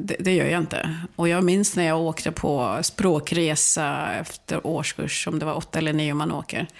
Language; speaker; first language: Swedish; early bilingual, other home language; Swahili